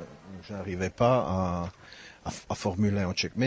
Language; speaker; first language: French; non-native, fluent; Czech